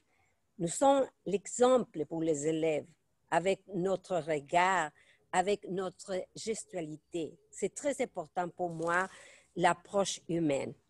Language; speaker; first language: French; non-native, fluent; Spanish